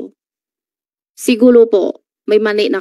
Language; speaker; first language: Filipino; non-native, learner; Chinese